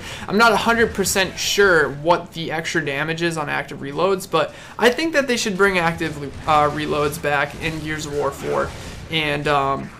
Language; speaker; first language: English; native; English